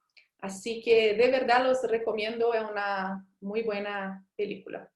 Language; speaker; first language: Spanish; non-native, fluent; Portuguese